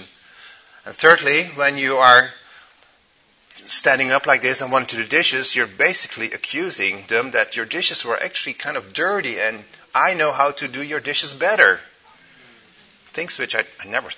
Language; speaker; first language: English; non-native, fluent; Dutch